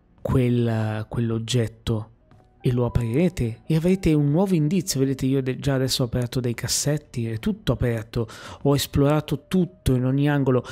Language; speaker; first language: Italian; native; Italian